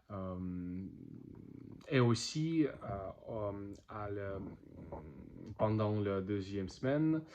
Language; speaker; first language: French; non-native, learner; Russian